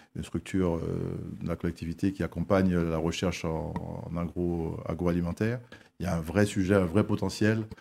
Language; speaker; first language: French; native; French